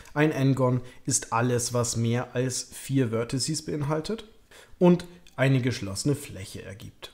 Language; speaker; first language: German; native; German